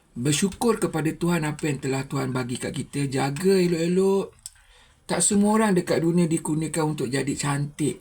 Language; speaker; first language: Malay; native; Malay